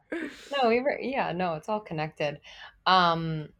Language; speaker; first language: English; native; English